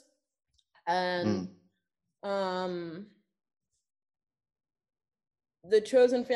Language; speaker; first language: English; native; English